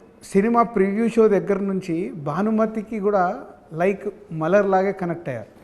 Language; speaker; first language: Telugu; native; Telugu